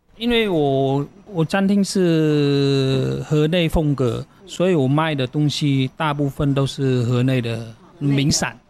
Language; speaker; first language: Chinese; non-native, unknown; Vietnamese